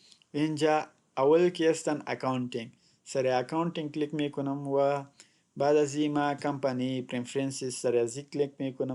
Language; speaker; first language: Persian; non-native, local second language; Pashto